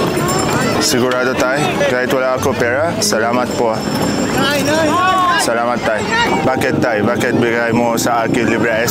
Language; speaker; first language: Filipino; non-native, learner; Arabic